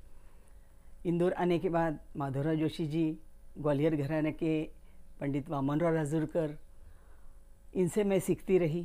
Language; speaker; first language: Hindi; native; Hindi